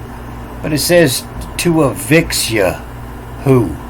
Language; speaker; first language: English; native; English